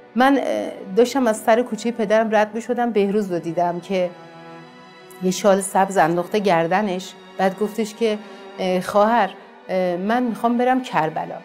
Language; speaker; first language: Persian; non-native, local second language; Azerbaijani